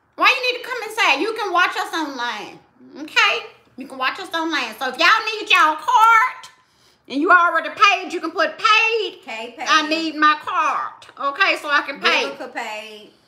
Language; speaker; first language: English; native; English